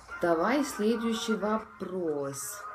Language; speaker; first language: Russian; non-native, local second language; Estonian